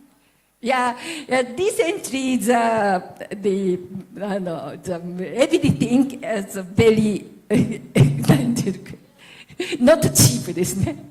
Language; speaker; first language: English; non-native, learner; Japanese